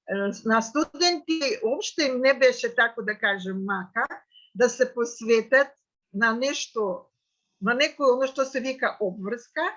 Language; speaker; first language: Macedonian; non-native, fluent; Russian